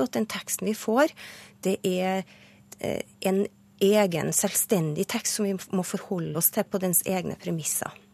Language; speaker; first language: Norwegian; native; Norwegian